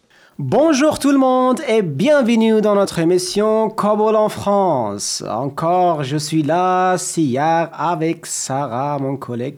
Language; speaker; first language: French; non-native, learner; Persian